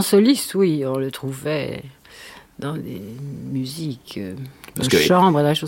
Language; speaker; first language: French; native; French